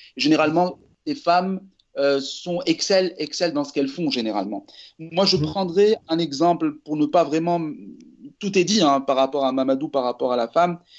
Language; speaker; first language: French; non-native, local second language; Arabic